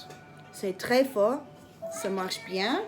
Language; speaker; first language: French; non-native, learner; English